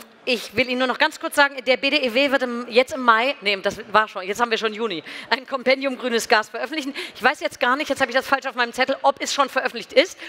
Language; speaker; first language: German; native; German